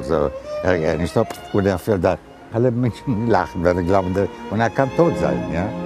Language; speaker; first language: German; non-native, learner; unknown